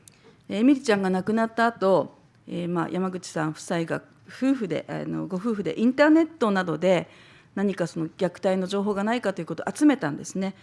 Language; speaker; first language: Japanese; native; Japanese